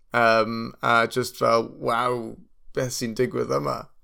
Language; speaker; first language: Welsh; non-native, learner; English